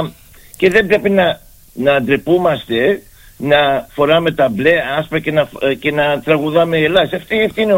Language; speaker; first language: Greek; early bilingual, heritage; Greek